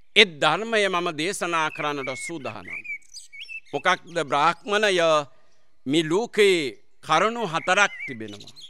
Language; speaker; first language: Sinhala; native; Sinhala